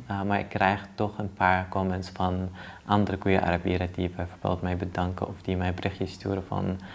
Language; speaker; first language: Dutch; early bilingual, other home language; Arabic